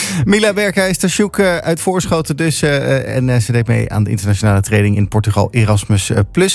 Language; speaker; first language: Dutch; native; Dutch